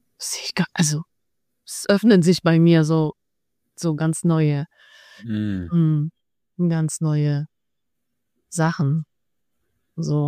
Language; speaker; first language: German; non-native, fluent; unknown